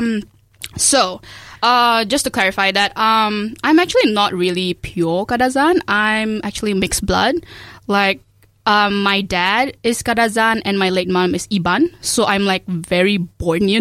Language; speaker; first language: English; non-native, local second language; Malay